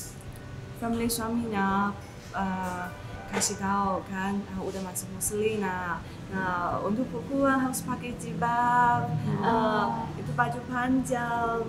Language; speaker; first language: Indonesian; non-native, learner; Chinese